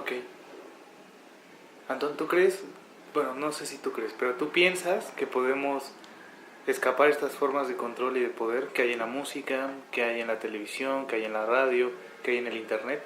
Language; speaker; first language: Spanish; native; Spanish